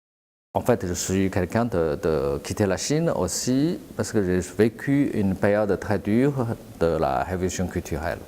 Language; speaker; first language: French; non-native, fluent; Chinese